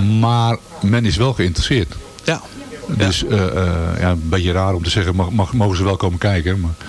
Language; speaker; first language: Dutch; native; Dutch